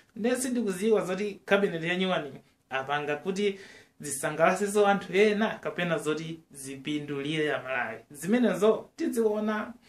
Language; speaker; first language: Nyanja; native; Nyanja